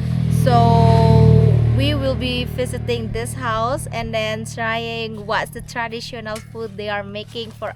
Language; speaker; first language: English; non-native, fluent; Indonesian